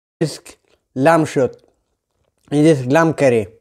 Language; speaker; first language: Swedish; non-native, learner; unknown